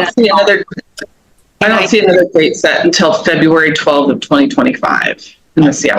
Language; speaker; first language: English; native; English